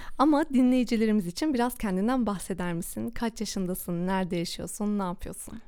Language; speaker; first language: Turkish; early bilingual, heritage; Turkish